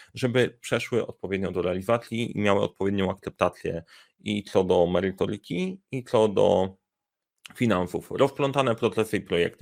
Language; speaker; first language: Polish; native; Polish